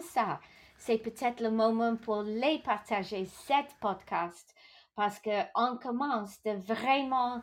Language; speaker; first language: French; non-native, local second language; English